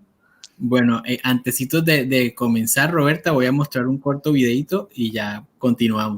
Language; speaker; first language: Spanish; native; Spanish